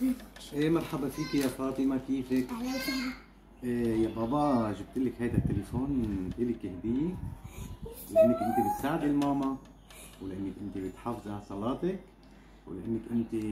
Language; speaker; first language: Arabic; native; Arabic